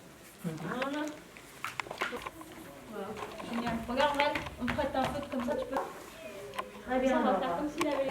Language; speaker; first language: French; non-native, fluent; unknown